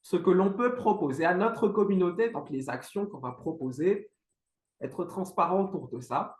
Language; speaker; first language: French; non-native, local second language; Malagasy